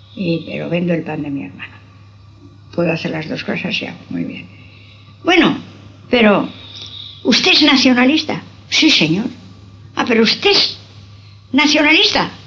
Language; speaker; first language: Spanish; non-native, local second language; Basque